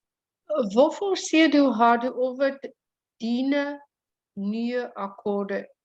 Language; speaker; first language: Danish; non-native, learner; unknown